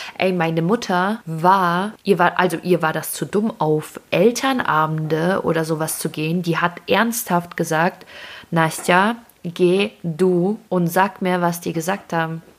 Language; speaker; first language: German; early bilingual, other home language; Russian